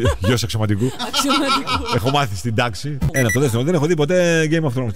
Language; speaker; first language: Greek; native; Greek